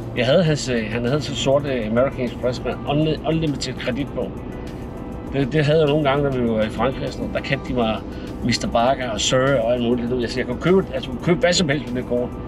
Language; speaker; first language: Danish; native; Danish